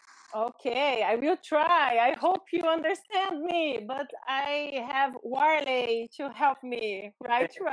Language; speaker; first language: English; non-native, learner; Portuguese